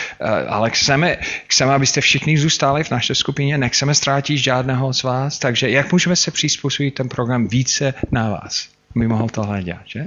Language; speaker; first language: Czech; non-native, fluent; English